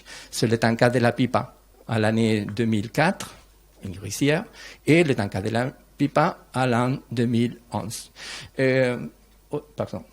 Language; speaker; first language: French; non-native, learner; Spanish